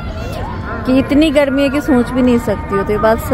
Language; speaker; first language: Hindi; native; Hindi